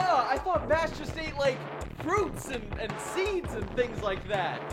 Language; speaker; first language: English; native; English